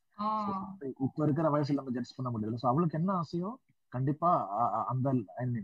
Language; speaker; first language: Tamil; non-native, local second language; Malayalam